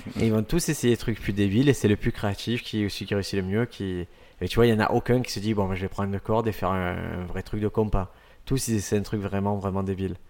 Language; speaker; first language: French; native; French